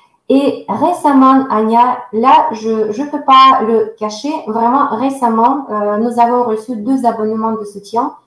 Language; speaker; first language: French; non-native, fluent; Russian